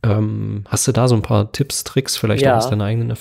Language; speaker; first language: German; native; German